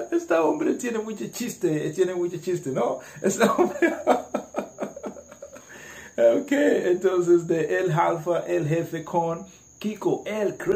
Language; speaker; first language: Spanish; non-native, learner; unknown